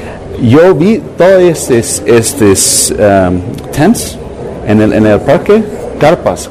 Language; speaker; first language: Spanish; non-native, learner; English